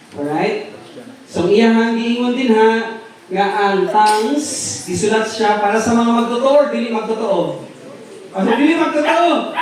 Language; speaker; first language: Cebuano; non-native, local second language; Hiligaynon